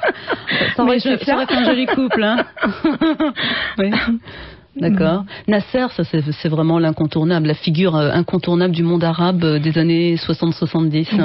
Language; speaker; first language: French; native; French